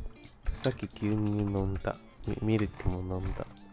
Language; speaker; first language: Japanese; non-native, learner; Chinese